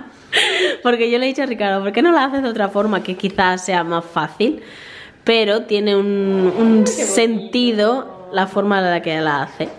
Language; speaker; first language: Spanish; native; Spanish